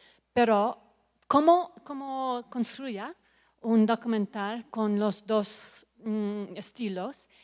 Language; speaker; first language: Spanish; non-native, learner; English